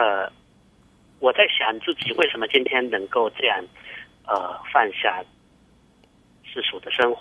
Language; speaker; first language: Chinese; native; Chinese